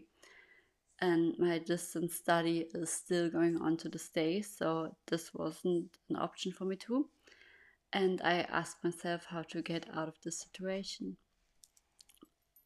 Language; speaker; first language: English; non-native, fluent; German